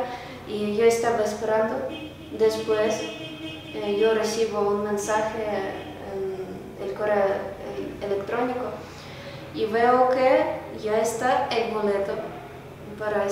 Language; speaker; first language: Spanish; non-native, learner; Ukrainian